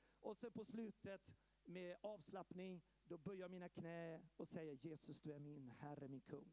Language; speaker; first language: Swedish; early bilingual, heritage; Swedish